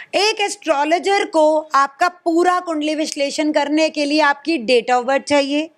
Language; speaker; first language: Hindi; non-native, local second language; Punjabi